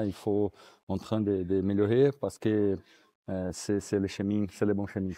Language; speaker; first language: French; non-native, learner; Portuguese